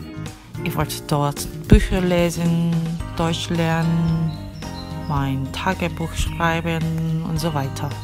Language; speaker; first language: German; non-native, fluent; Korean